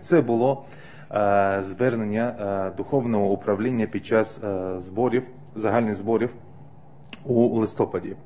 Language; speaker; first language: Ukrainian; non-native, fluent; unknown